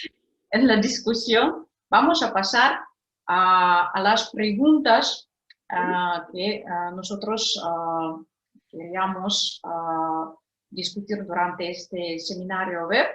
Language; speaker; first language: Spanish; non-native, fluent; Russian